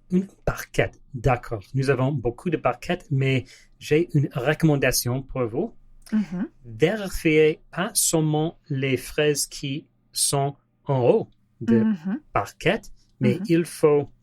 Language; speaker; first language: French; non-native, learner; English